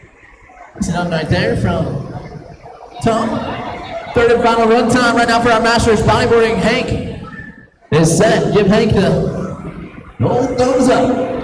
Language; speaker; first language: English; native; English